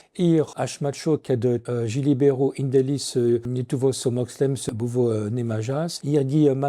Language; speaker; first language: Lithuanian; non-native, fluent; French